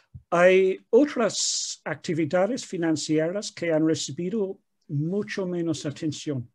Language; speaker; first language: Spanish; non-native, fluent; English